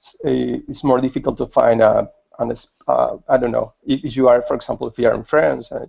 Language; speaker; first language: English; non-native, learner; Spanish